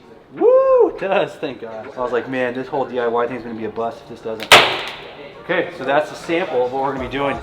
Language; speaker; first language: English; native; English